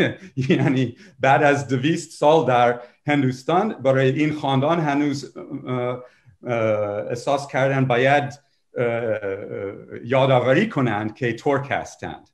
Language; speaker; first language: Persian; non-native, fluent; English